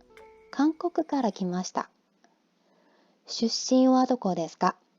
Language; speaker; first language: Japanese; non-native, learner; Korean